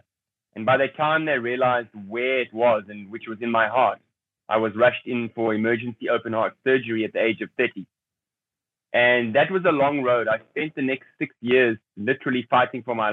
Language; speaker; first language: English; native; English